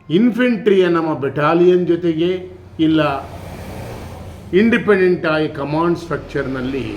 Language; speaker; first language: Kannada; native; Kannada